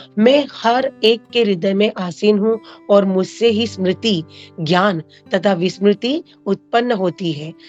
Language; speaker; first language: Hindi; non-native, local second language; Marathi